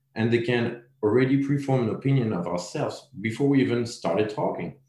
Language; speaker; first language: English; non-native, fluent; French